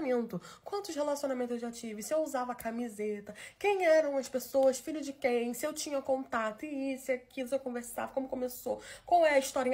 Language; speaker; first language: Portuguese; native; Portuguese